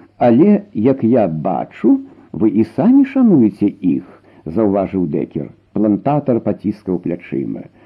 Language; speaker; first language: Belarusian; native; Belarusian